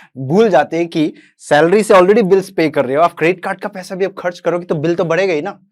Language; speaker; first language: Hindi; non-native, local second language; Assamese